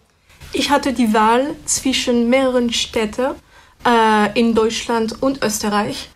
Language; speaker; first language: German; non-native, fluent; French